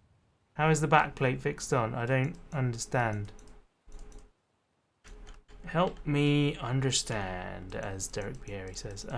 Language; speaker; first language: English; native; English